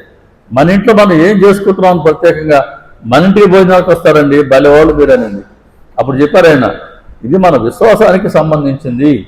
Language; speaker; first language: Telugu; native; Telugu